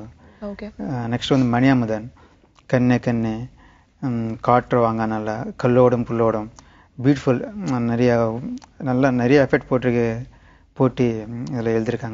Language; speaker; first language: Tamil; native; Tamil